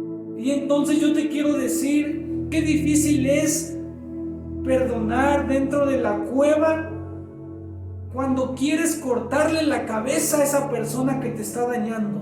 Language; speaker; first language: Spanish; native; Spanish